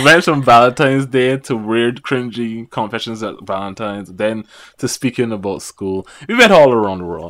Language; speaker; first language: English; native; English